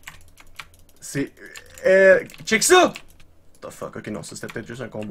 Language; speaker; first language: French; native; French